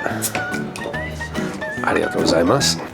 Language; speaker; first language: Japanese; non-native, fluent; English